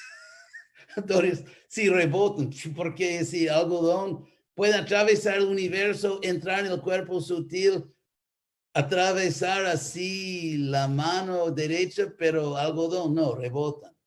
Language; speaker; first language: Spanish; non-native, fluent; English